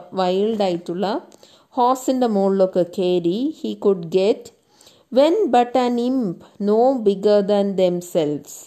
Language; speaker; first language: English; non-native, local second language; Malayalam